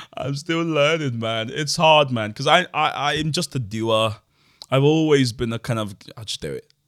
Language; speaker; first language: English; native; English